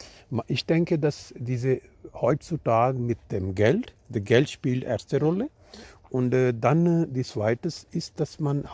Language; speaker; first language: German; non-native, learner; Urdu